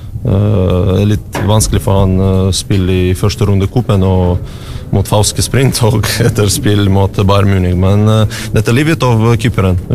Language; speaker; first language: Norwegian; non-native, learner; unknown